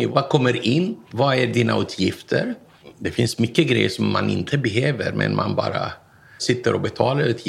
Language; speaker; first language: Swedish; non-native, fluent; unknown